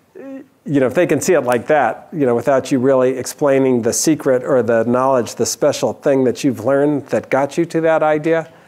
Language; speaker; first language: English; native; English